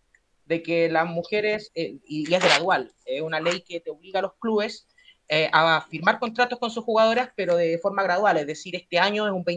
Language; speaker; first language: Spanish; native; Spanish